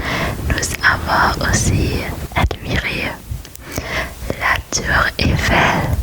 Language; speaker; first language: French; non-native, learner; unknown